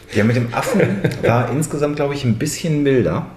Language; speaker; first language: German; native; German